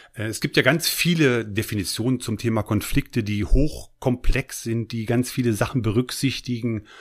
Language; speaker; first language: German; native; German